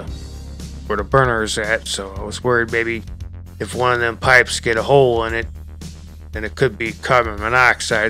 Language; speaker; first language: English; native; English